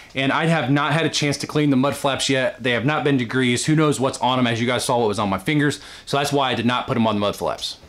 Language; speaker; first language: English; native; English